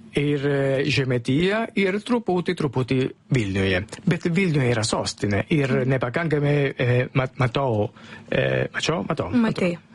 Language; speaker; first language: Lithuanian; non-native, fluent; Italian